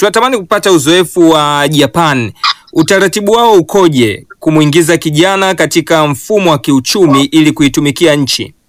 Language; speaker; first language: Swahili; native; Swahili